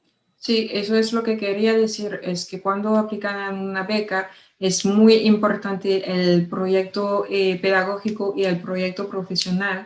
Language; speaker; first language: Spanish; non-native, fluent; French